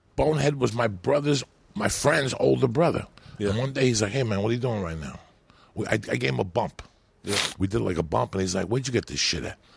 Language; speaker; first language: English; early bilingual, other home language; Spanish